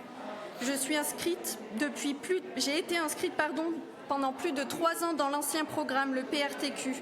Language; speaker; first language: French; native; French